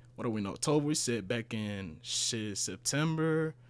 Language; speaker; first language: English; early bilingual, other home language; Spanish